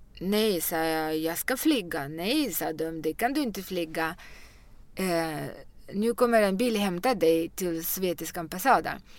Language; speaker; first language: Swedish; non-native, fluent; Russian